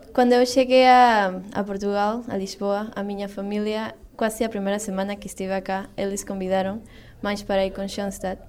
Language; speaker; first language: Portuguese; non-native, learner; Spanish